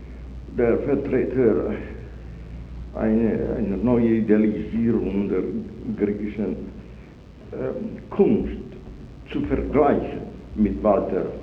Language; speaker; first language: German; non-native, fluent; Italian